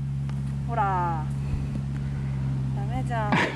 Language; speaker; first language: Japanese; native; Japanese